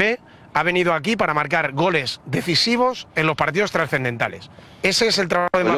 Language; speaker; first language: Spanish; native; Spanish